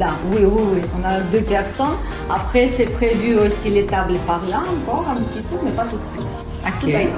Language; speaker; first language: French; non-native, learner; Russian